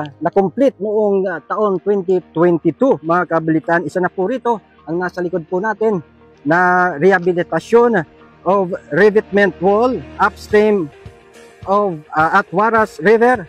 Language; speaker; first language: Filipino; non-native, local second language; Bikol